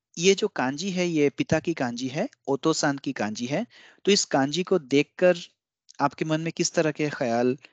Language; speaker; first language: Hindi; non-native, local second language; Bangla